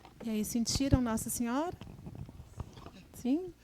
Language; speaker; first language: Portuguese; native; Portuguese